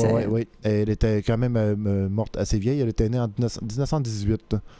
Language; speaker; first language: French; native; French